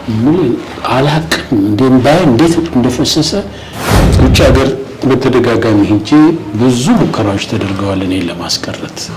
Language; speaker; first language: Amharic; native; Amharic